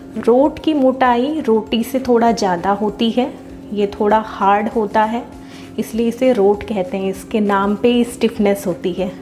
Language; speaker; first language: Hindi; native; Hindi